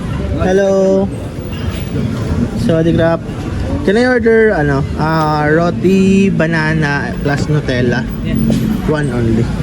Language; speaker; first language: English; non-native, local second language; Filipino